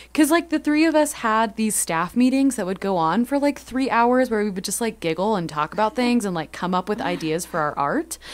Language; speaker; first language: English; native; English